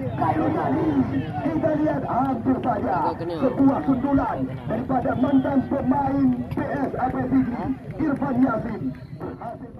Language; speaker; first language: Indonesian; non-native, local second language; Achinese